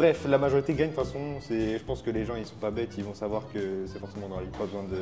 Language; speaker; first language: French; native; French